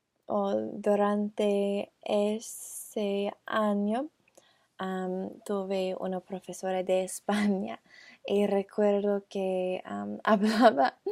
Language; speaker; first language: Spanish; non-native, learner; English